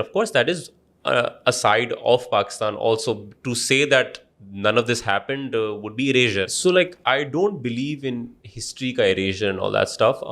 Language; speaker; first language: English; non-native, local second language; Urdu